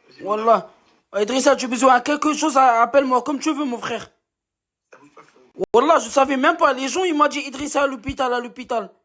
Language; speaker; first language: French; non-native, learner; Arabic